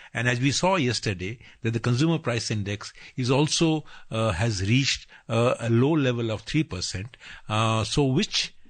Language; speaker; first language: English; non-native, local second language; Bangla